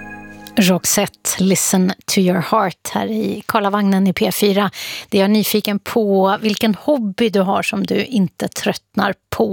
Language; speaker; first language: Swedish; native; Swedish